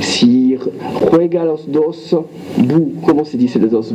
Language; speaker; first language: Spanish; non-native, learner; French